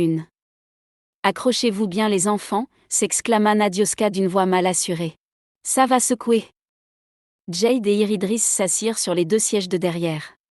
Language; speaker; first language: French; native; French